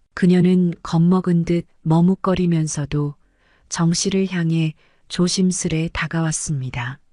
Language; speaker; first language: Korean; native; Korean